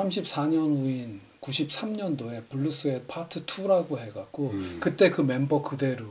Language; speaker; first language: Korean; native; Korean